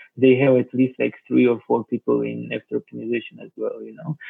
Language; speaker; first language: English; non-native, fluent; Georgian